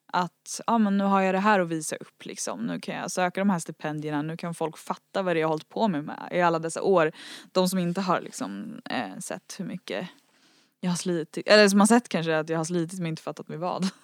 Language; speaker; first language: Swedish; native; Swedish